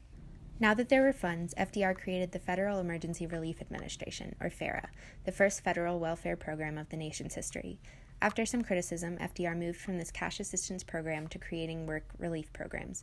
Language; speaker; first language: English; native; English